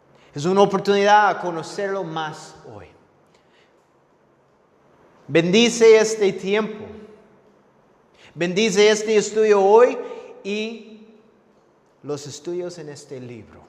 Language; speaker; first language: Spanish; non-native, fluent; English